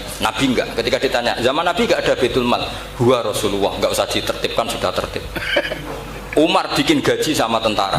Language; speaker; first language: Indonesian; non-native, local second language; Javanese